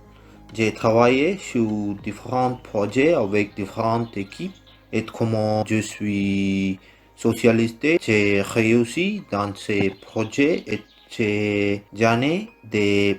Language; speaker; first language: French; non-native, learner; Tamil